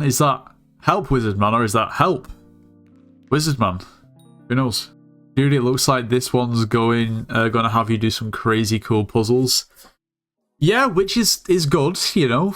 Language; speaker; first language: English; native; English